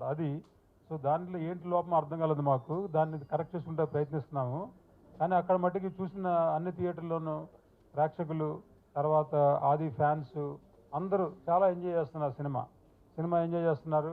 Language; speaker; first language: Telugu; native; Telugu